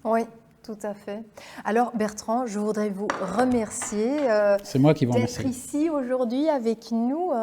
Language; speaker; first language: French; non-native, local second language; Dutch